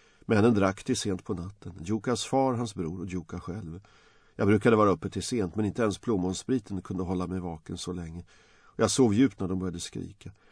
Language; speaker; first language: Swedish; non-native, fluent; Bosnian